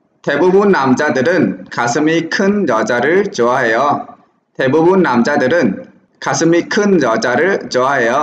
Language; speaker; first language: Korean; non-native, fluent; Vietnamese